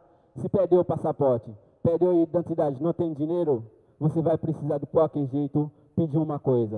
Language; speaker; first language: Portuguese; non-native, learner; Haitian Creole